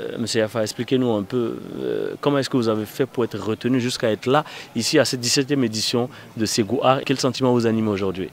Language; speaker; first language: French; non-native, local second language; Bambara